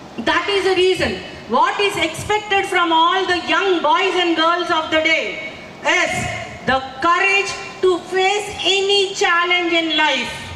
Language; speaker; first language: English; non-native, local second language; Telugu